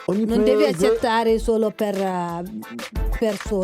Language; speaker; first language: Italian; non-native, fluent; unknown